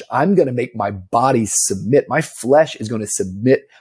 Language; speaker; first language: English; native; English